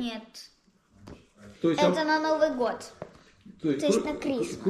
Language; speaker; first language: Russian; early bilingual, heritage; Russian